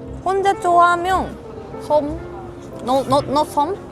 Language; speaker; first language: Korean; non-native, learner; Japanese